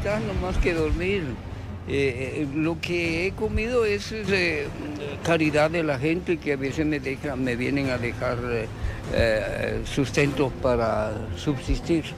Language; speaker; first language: Spanish; native; Spanish